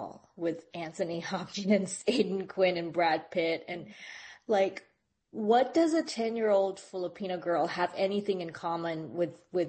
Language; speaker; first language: English; non-native, local second language; Filipino